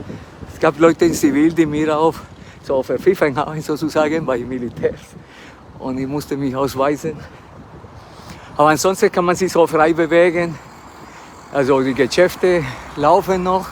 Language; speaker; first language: German; non-native, fluent; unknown